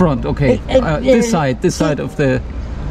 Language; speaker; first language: English; non-native, fluent; German